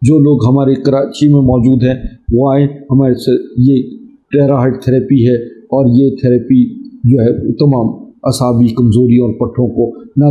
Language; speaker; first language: Urdu; native; Urdu